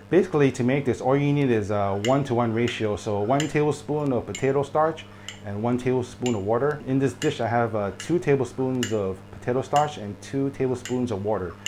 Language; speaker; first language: English; native; English